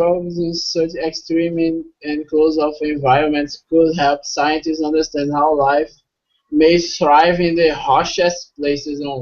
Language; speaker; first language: English; non-native, fluent; Portuguese